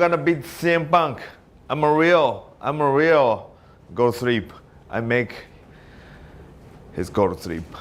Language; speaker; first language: English; non-native, learner; Japanese